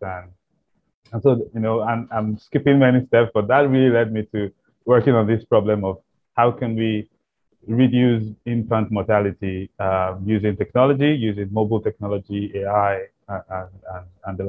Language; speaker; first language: English; non-native, local second language; Igbo